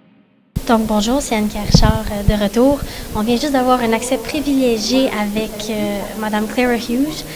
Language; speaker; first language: French; native; French